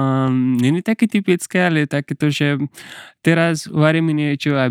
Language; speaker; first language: Slovak; non-native, learner; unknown